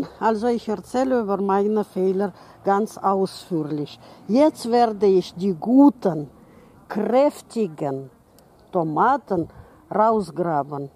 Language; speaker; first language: German; non-native, fluent; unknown